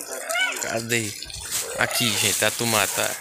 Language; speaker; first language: Portuguese; native; Portuguese